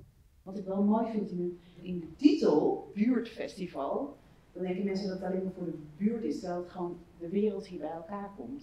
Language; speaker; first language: Dutch; native; Dutch